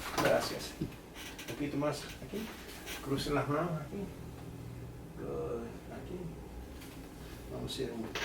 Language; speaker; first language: Spanish; early bilingual, heritage; English